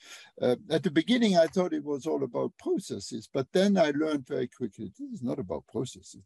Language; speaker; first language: English; non-native, fluent; Luxembourgish